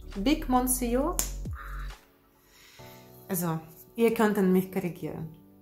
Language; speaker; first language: German; non-native, fluent; Russian